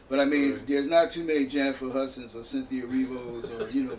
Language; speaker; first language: English; native; English